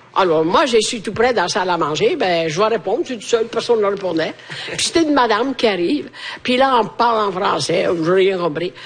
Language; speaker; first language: French; non-native, fluent; Italian